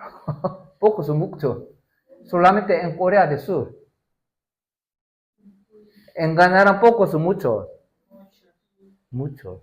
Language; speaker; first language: Spanish; non-native, learner; Korean